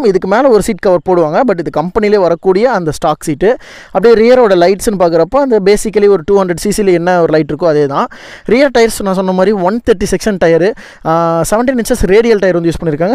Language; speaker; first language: Tamil; native; Tamil